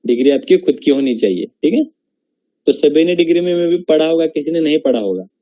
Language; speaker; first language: Hindi; non-native, local second language; Marathi